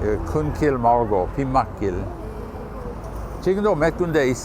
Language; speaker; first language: Korean; non-native, fluent; English